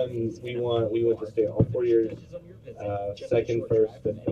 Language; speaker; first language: English; native; English